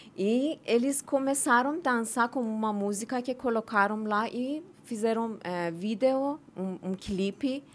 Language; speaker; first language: Portuguese; non-native, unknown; Persian